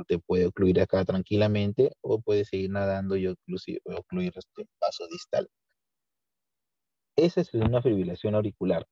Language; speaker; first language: Spanish; native; Spanish